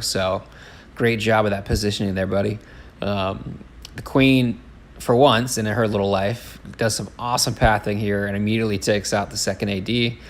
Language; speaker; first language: English; native; English